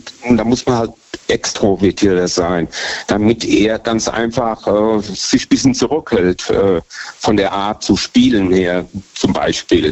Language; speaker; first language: German; native; German